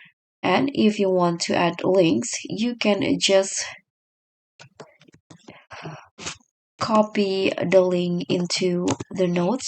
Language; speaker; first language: English; non-native, fluent; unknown